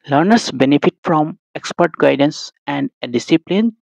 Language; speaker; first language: English; non-native, local second language; Assamese